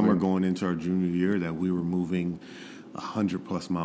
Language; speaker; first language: English; native; English